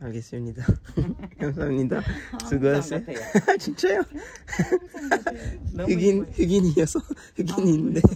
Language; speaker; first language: Korean; non-native, learner; French